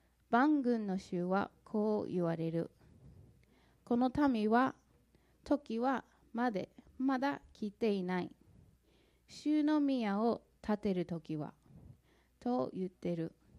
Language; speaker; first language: Japanese; non-native, fluent; English